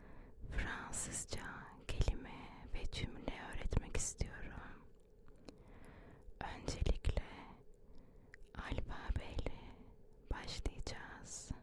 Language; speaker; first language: Turkish; early bilingual, heritage; Turkish